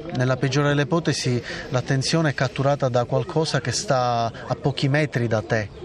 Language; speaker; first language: Italian; native; Italian